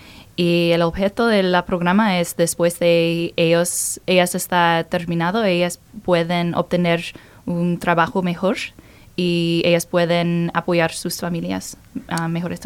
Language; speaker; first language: Spanish; non-native, learner; English